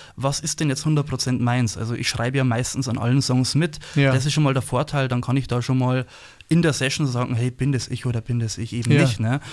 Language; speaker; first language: German; native; German